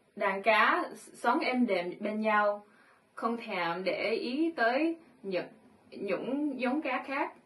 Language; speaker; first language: Vietnamese; early bilingual, heritage; Vietnamese